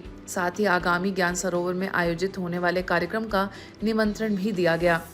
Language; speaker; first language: Hindi; native; Hindi